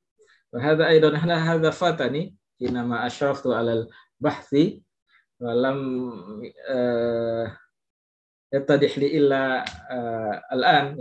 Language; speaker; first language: Arabic; non-native, fluent; Indonesian